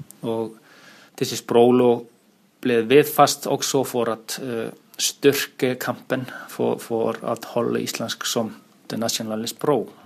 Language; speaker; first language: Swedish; non-native, fluent; Icelandic